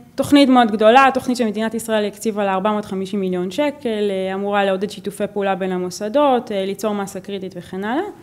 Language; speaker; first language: Hebrew; native; Hebrew